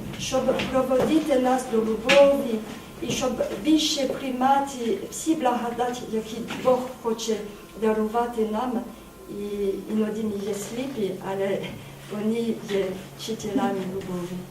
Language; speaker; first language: Ukrainian; non-native, fluent; French